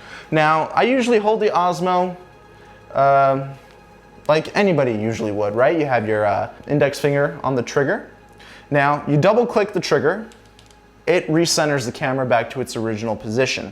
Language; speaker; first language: English; native; English